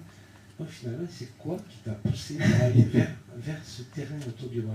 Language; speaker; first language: French; native; French